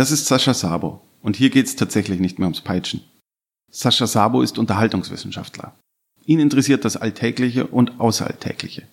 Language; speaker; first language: German; native; German